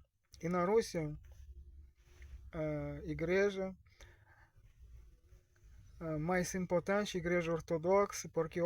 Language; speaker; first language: Portuguese; non-native, learner; Russian